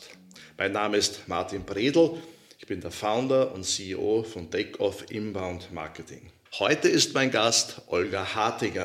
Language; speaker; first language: German; native; German